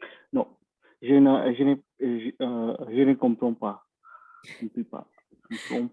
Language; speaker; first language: French; non-native, learner; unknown